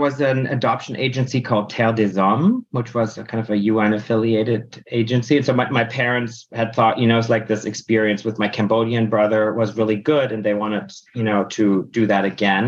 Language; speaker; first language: English; non-native, fluent; German